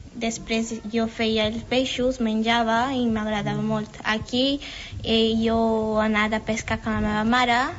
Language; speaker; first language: Catalan; early bilingual, other home language; Portuguese